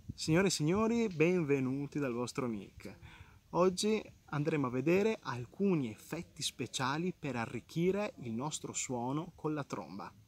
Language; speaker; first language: Italian; native; Italian